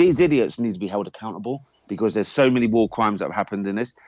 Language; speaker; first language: English; native; English